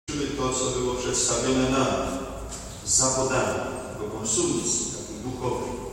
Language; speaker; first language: Polish; native; Polish